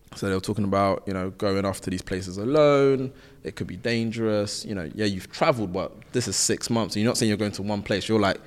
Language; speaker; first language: English; native; English